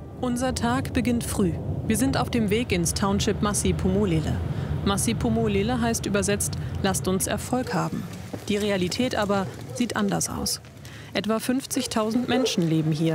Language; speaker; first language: German; native; German